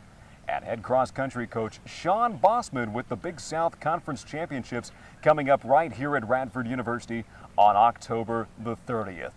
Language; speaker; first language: English; native; English